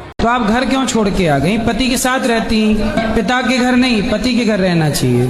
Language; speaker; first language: Hindi; native; Hindi